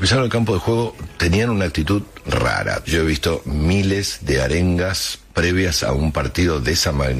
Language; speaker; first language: Spanish; native; Spanish